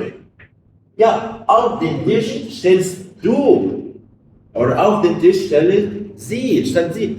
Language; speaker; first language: German; non-native, fluent; Arabic